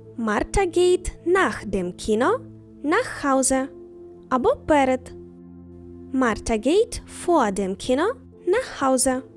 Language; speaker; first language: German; non-native, fluent; Ukrainian